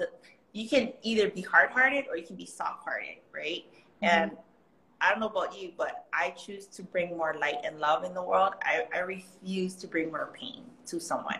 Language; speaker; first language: English; early bilingual, other home language; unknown